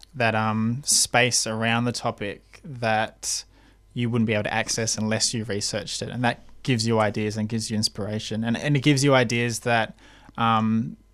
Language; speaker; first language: English; native; English